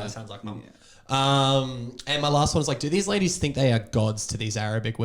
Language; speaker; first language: English; native; English